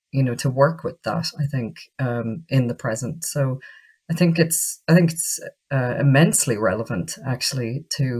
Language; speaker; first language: English; native; English